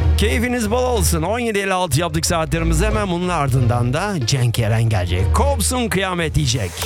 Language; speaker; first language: Turkish; native; Turkish